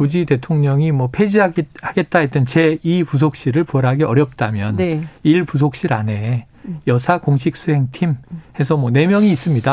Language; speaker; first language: Korean; native; Korean